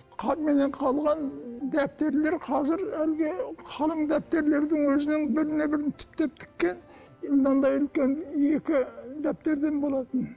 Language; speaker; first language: Kazakh; native; Kazakh